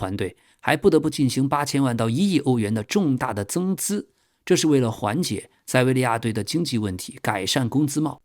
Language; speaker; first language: Chinese; native; Chinese